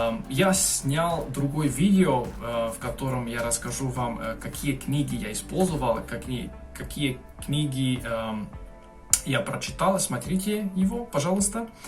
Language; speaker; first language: Russian; non-native, fluent; Hungarian